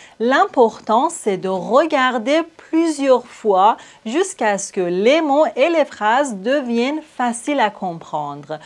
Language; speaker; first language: French; non-native, fluent; Persian